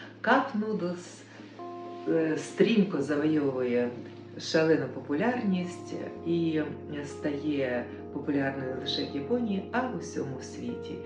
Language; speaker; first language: Ukrainian; native; Ukrainian